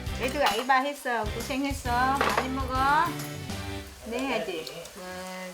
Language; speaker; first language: Korean; non-native, learner; Vietnamese